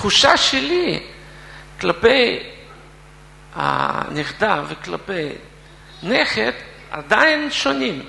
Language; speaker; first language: Hebrew; non-native, fluent; Russian